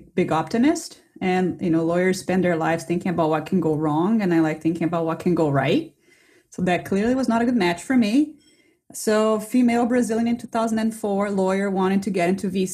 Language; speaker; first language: English; non-native, fluent; Portuguese